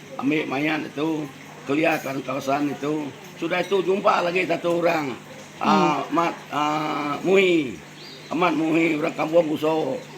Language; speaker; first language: Malay; non-native, local second language; Iban